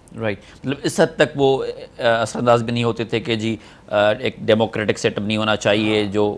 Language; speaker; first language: Urdu; non-native, local second language; Sindhi